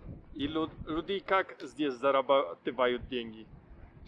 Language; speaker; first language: Russian; non-native, learner; Polish